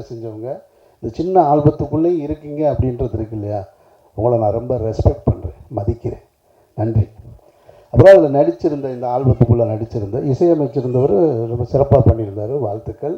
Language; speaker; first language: Tamil; native; Tamil